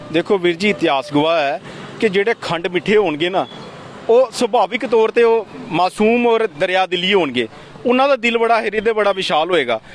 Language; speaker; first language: Punjabi; native; Punjabi